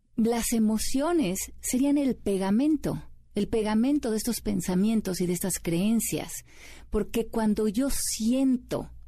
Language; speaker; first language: Spanish; native; Spanish